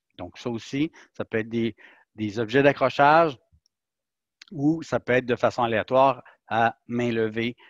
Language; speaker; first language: French; native; French